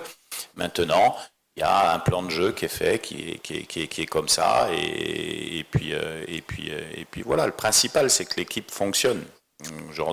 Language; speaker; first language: French; native; French